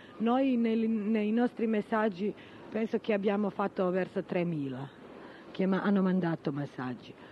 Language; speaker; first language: Italian; non-native, learner; Bosnian